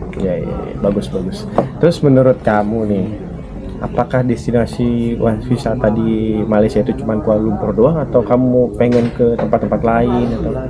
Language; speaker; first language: Indonesian; native; Indonesian